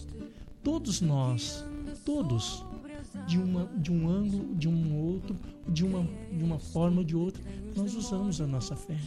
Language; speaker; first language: Portuguese; native; Portuguese